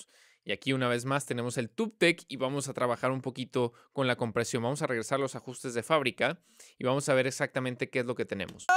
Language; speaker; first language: Spanish; native; Spanish